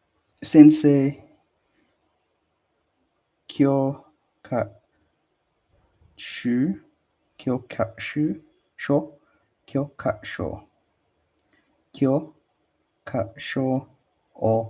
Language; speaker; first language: Japanese; non-native, learner; English